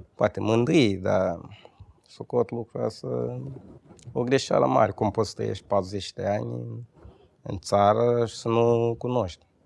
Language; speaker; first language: Romanian; non-native, fluent; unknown